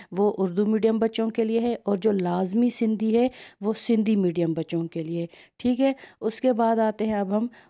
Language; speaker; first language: Urdu; non-native, local second language; Sindhi